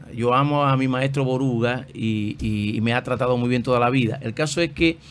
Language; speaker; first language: Spanish; native; Spanish